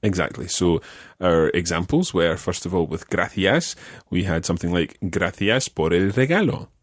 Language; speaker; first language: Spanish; non-native, fluent; English